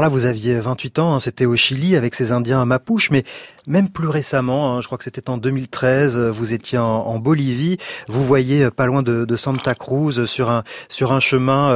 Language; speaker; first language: French; native; French